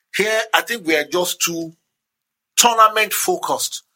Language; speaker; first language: English; non-native, local second language; Yoruba